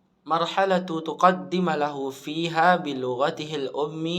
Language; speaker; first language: Arabic; non-native, learner; Indonesian